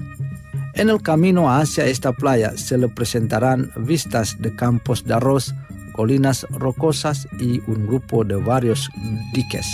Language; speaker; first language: Spanish; non-native, fluent; Indonesian